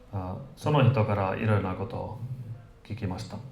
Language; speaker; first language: Japanese; non-native, fluent; Finnish